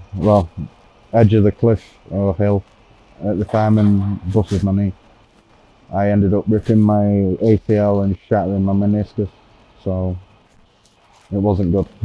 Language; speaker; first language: English; native; English